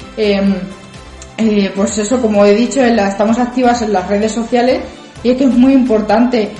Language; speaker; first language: Spanish; native; Spanish